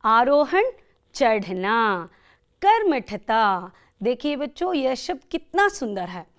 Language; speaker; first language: Hindi; non-native, local second language; Kannada